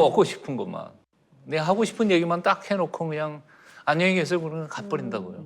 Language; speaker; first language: Korean; native; Korean